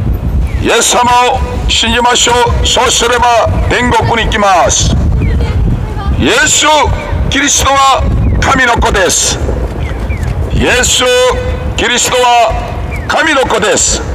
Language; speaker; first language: Japanese; non-native, learner; Korean